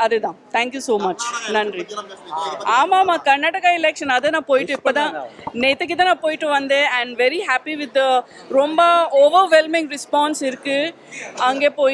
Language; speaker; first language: Tamil; non-native, local second language; Gujarati